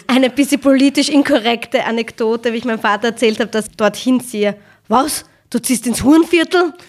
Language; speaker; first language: German; early bilingual, other home language; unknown